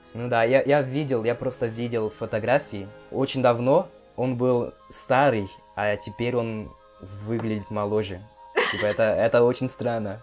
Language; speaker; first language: Russian; non-native, fluent; Portuguese